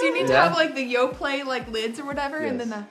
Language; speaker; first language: English; native; English